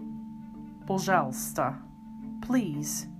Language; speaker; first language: Russian; non-native, learner; English